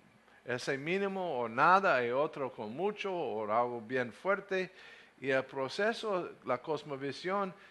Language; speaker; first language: Spanish; non-native, learner; English